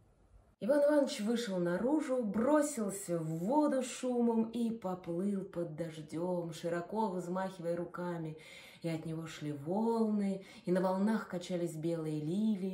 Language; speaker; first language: Russian; native; Russian